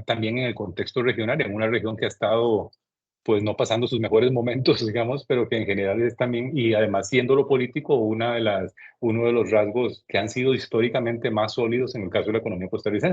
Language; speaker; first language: Spanish; native; Spanish